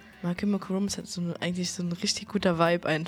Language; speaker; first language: German; native; German